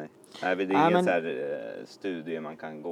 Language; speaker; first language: Swedish; native; Swedish